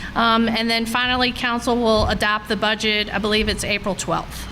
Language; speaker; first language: English; native; English